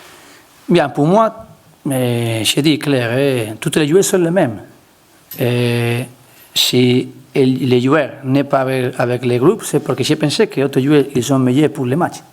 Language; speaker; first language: French; non-native, learner; Spanish